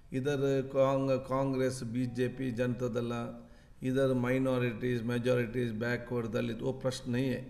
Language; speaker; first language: Hindi; non-native, local second language; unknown